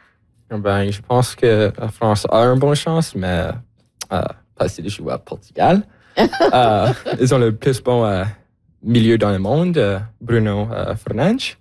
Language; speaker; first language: French; non-native, local second language; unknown